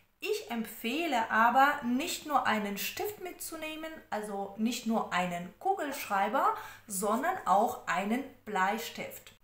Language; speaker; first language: German; non-native, fluent; Russian